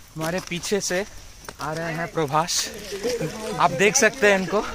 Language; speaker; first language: Hindi; non-native, local second language; Bangla